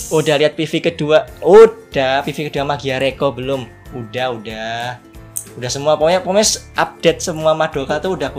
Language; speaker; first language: Indonesian; native; Indonesian